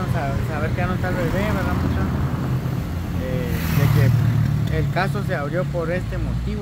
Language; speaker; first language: Spanish; native; Spanish